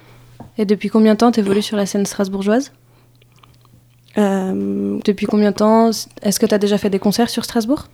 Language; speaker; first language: French; native; French